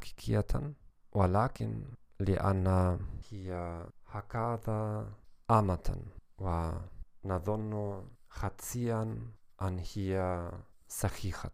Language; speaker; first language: Arabic; non-native, learner; German